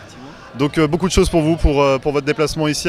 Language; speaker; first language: French; native; French